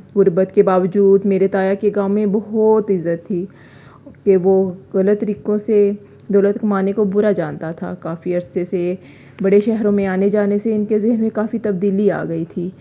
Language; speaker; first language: Urdu; native; Urdu